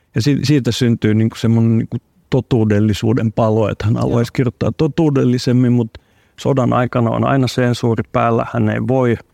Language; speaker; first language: Finnish; non-native, local second language; Swedish